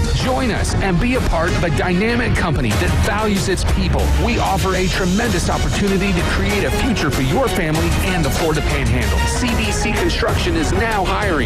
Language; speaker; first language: English; native; English